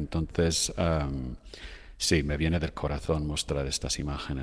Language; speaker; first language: Spanish; non-native, fluent; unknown